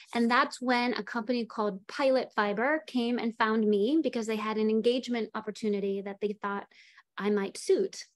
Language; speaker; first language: English; native; English